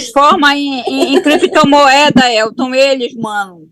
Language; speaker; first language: Portuguese; native; Portuguese